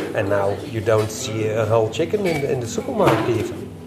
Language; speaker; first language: English; non-native, learner; Dutch